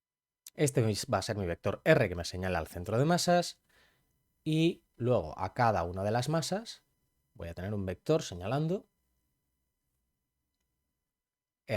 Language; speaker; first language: Spanish; native; Spanish